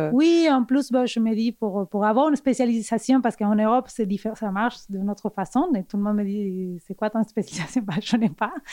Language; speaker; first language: French; non-native, fluent; Spanish